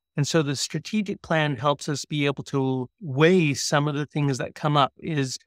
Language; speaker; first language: English; native; English